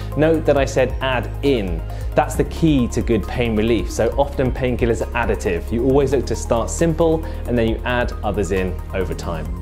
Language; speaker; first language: English; native; English